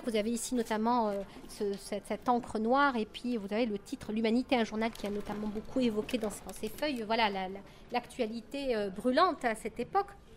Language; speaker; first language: French; native; French